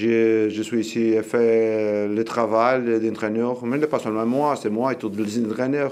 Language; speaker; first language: French; non-native, learner; Portuguese